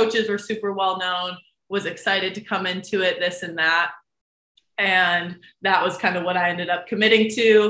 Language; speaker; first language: English; native; English